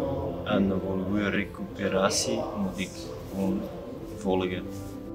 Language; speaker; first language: Dutch; non-native, learner; Armenian